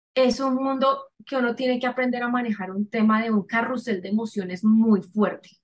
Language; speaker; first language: Spanish; native; Spanish